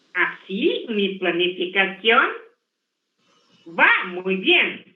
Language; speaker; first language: Spanish; non-native, fluent; Portuguese